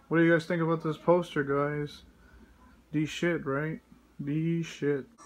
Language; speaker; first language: English; early bilingual, other home language; Spanish